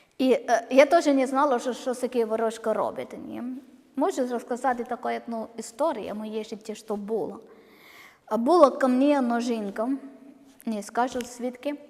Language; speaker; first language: Ukrainian; non-native, learner; Malayalam